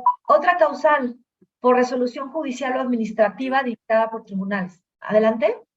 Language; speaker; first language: Spanish; native; Spanish